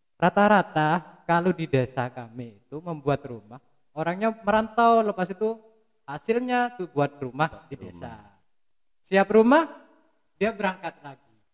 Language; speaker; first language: Indonesian; non-native, local second language; Madurese